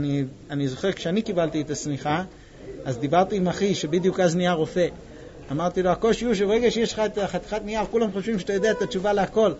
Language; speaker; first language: Hebrew; native; Hebrew